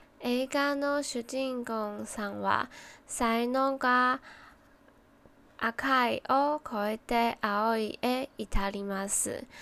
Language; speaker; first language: Japanese; non-native, learner; Chinese